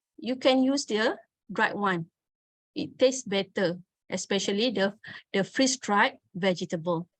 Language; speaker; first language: English; non-native, local second language; Malay